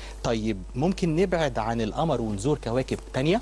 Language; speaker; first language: Arabic; native; Arabic